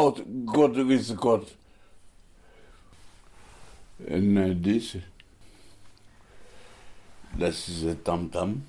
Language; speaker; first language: Dutch; non-native, learner; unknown